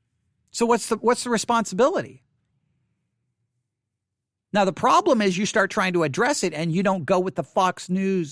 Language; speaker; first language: English; native; English